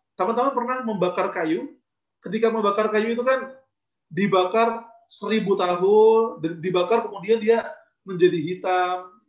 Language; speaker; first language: Indonesian; native; Indonesian